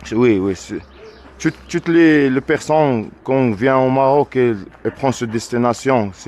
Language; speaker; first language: French; non-native, learner; Arabic